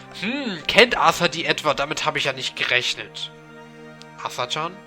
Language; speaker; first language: German; native; German